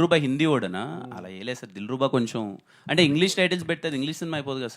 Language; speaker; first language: Telugu; native; Telugu